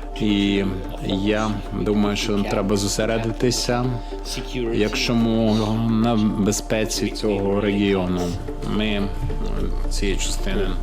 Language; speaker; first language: Ukrainian; non-native, local second language; Russian